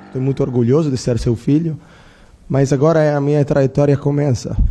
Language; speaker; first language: Portuguese; non-native, learner; Italian